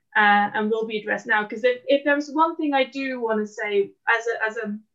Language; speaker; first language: English; non-native, fluent; Dutch